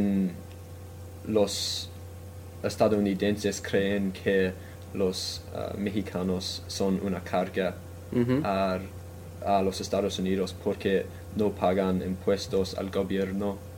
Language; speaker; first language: Spanish; non-native, fluent; English